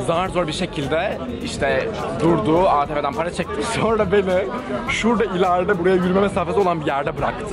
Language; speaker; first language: Turkish; native; Turkish